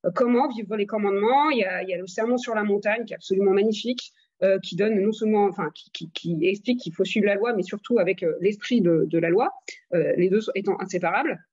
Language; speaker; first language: French; native; French